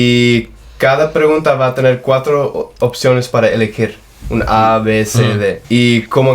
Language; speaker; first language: Spanish; non-native, fluent; English